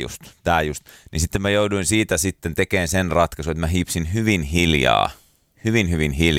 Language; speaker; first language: Finnish; native; Finnish